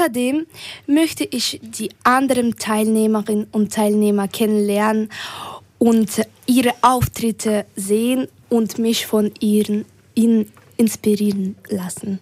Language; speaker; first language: German; early bilingual, other home language; Ukrainian